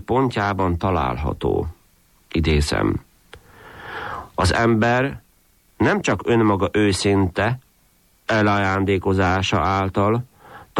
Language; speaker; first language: Hungarian; native; Hungarian